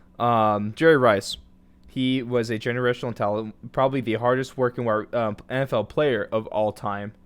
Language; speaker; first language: English; native; English